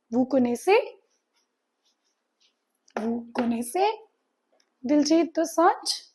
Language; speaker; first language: French; non-native, fluent; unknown